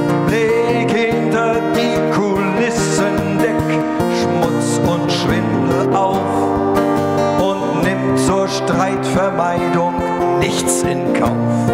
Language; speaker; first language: German; native; German